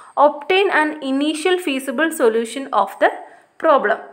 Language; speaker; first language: English; non-native, local second language; Malayalam